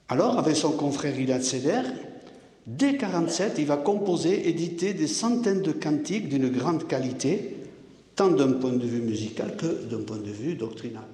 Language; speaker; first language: French; native; French